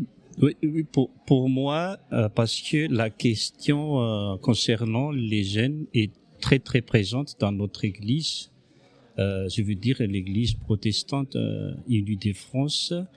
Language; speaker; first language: French; non-native, local second language; Malagasy